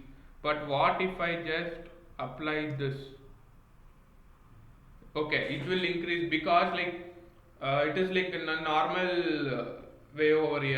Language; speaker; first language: English; non-native, local second language; Kannada